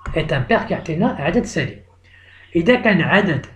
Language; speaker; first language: French; non-native, local second language; Arabic